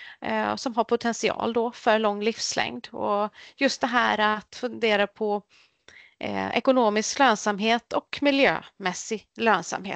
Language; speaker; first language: Swedish; native; Swedish